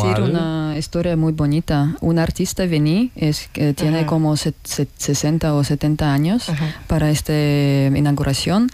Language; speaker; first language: Spanish; non-native, learner; Russian